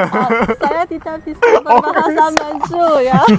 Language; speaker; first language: Indonesian; non-native, learner; Chinese